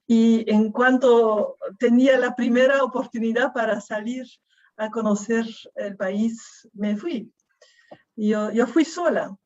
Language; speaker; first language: Spanish; non-native, fluent; Dutch